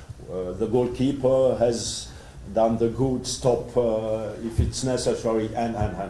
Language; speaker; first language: English; non-native, learner; French